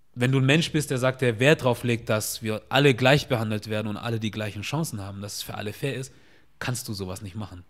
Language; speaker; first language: German; early bilingual, other home language; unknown